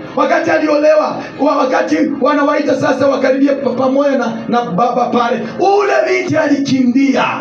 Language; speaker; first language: Swahili; non-native, local second language; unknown